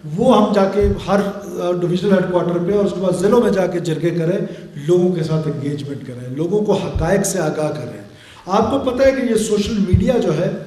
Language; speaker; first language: Urdu; non-native, local second language; Baluchi